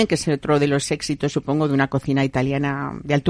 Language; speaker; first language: Spanish; native; Spanish